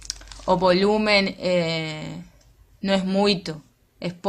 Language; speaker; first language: Portuguese; non-native, learner; Spanish